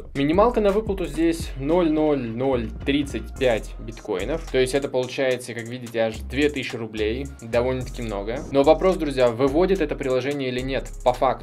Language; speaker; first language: Russian; native; Russian